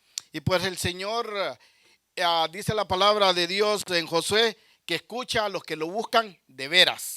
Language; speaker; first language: Spanish; native; Spanish